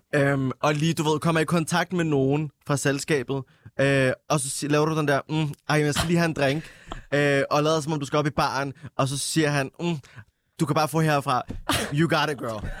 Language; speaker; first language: Danish; early bilingual, other home language; Arabic